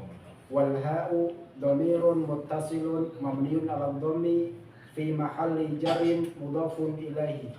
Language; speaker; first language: Arabic; non-native, learner; Indonesian